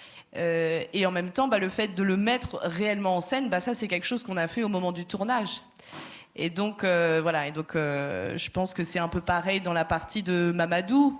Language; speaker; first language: French; native; French